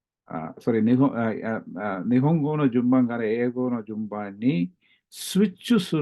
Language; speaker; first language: Japanese; non-native, learner; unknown